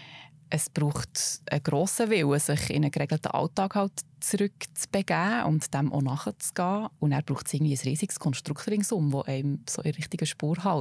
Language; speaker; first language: German; native; German